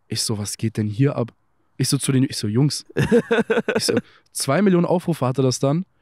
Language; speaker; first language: German; early bilingual, other home language; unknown